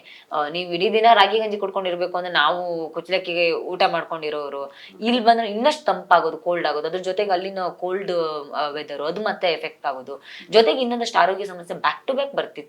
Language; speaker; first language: Kannada; native; Kannada